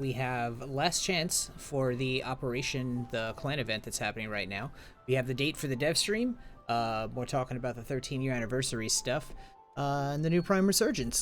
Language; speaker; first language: English; native; English